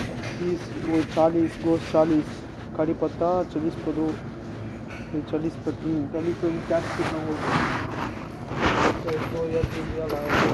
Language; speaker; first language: Hindi; non-native, local second language; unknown